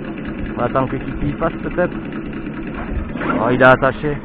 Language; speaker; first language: French; native; French